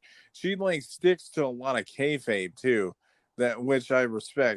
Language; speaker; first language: English; native; English